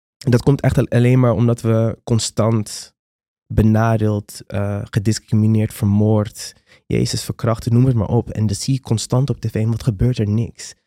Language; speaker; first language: Dutch; non-native, local second language; Papiamento